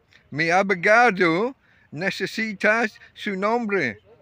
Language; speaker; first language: Spanish; non-native, learner; English